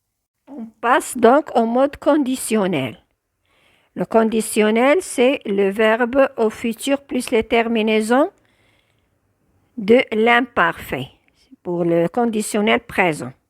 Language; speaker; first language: French; non-native, local second language; Arabic